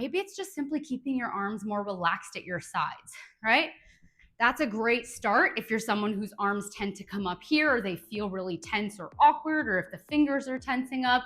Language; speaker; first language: English; native; English